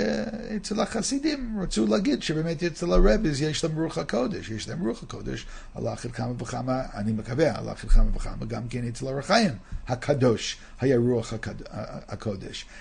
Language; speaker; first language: Hebrew; non-native, fluent; English